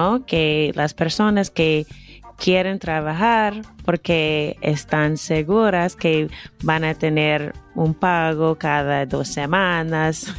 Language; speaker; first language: Spanish; non-native, fluent; English